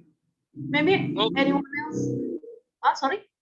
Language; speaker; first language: English; non-native, learner; Indonesian